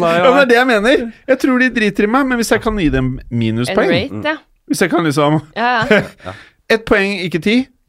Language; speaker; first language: Norwegian; native; Norwegian